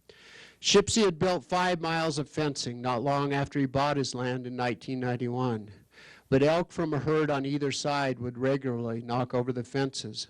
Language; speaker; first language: English; native; English